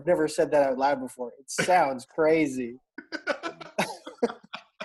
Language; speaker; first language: English; non-native, local second language; Filipino